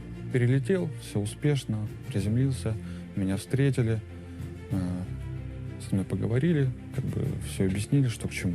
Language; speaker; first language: Russian; native; Russian